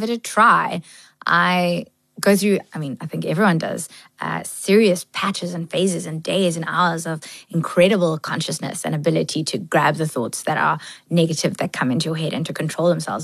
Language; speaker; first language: English; native; English